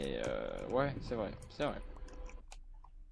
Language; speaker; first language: French; native; French